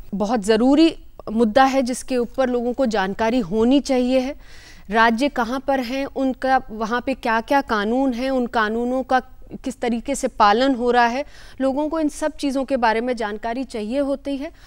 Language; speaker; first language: Hindi; native; Hindi